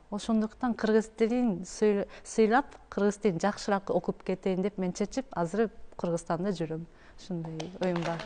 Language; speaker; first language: Kyrgyz; non-native, learner; Japanese